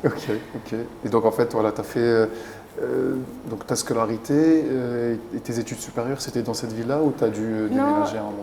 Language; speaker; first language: French; native; French